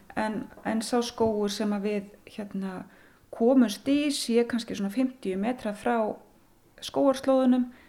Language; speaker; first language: Icelandic; native; Icelandic